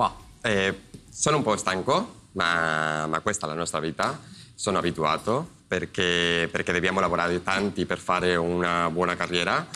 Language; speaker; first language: Italian; non-native, learner; Spanish